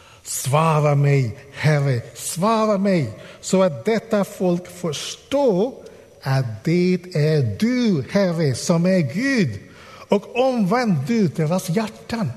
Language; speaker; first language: Swedish; non-native, fluent; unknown